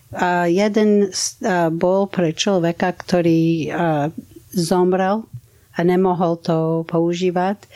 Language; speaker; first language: Slovak; non-native, fluent; English